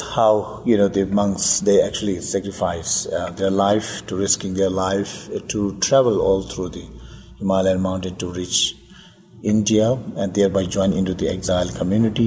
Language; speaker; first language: English; non-native, local second language; Tibetan